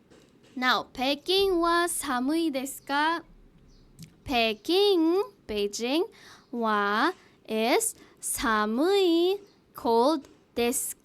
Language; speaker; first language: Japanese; non-native, fluent; Hiligaynon